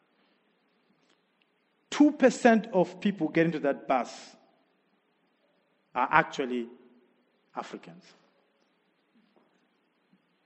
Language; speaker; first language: English; non-native, local second language; Shona